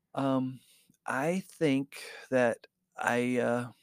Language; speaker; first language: English; native; English